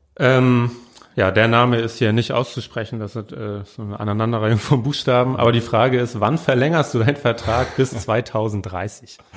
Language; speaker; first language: German; native; German